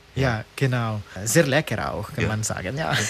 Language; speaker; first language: German; non-native, local second language; Italian